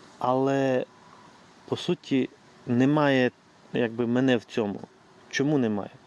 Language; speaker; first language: Ukrainian; non-native, local second language; Russian